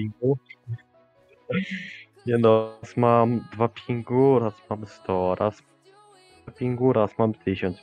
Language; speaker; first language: Polish; native; Polish